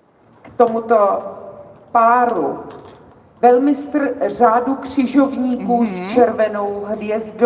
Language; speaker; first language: Czech; native; Czech